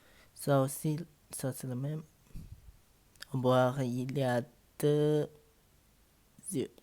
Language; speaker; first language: French; non-native, learner; Chinese